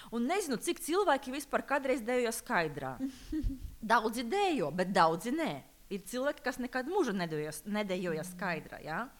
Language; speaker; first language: Latvian; non-native, local second language; Russian